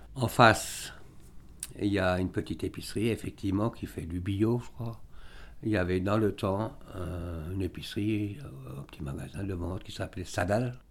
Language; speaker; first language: French; native; French